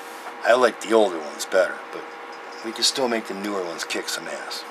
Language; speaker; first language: English; native; English